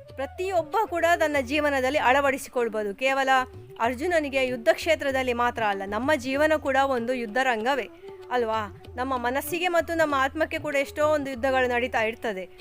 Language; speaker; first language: Kannada; native; Kannada